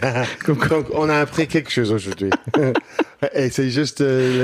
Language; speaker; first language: French; non-native, fluent; English